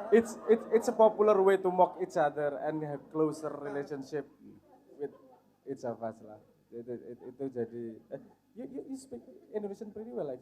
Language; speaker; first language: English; non-native, fluent; Indonesian